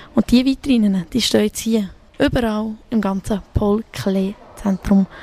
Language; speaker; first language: German; native; German